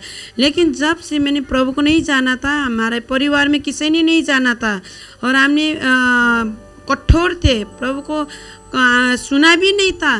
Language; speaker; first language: Hindi; non-native, local second language; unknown